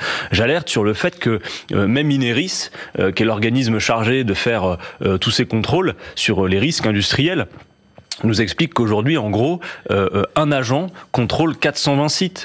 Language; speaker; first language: French; native; French